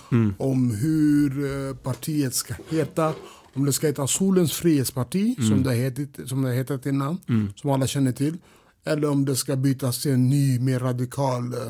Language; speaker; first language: Swedish; early bilingual, other home language; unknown